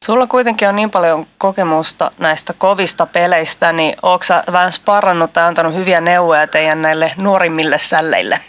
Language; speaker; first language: Finnish; native; Finnish